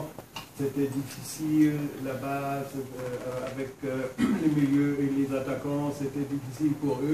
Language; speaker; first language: French; non-native, fluent; German